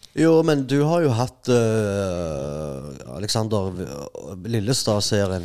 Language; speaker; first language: Norwegian; non-native, fluent; Arabic